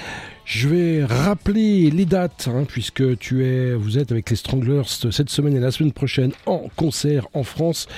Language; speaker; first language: French; native; French